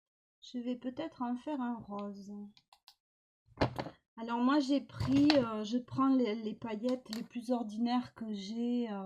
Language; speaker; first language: French; native; French